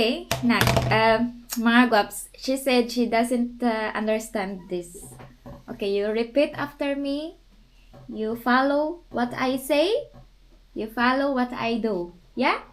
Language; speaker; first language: English; non-native, local second language; Filipino